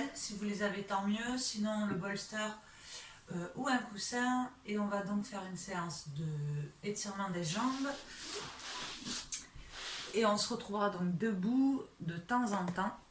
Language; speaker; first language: French; native; French